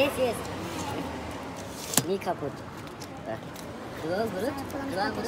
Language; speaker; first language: Russian; non-native, learner; Turkish